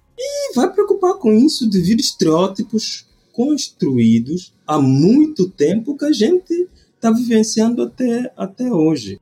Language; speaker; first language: Portuguese; non-native, local second language; Upper Guinea Crioulo